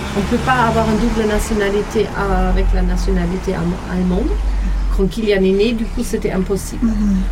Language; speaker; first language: French; non-native, fluent; German